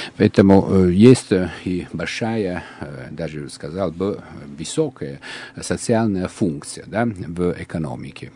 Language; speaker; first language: Russian; non-native, fluent; Italian